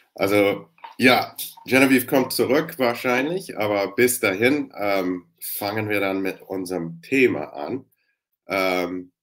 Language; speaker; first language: German; non-native, fluent; English